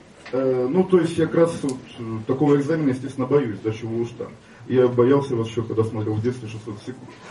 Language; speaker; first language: Russian; native; Russian